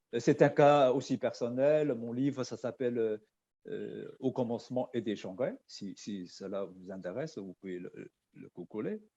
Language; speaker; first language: French; non-native, fluent; Chinese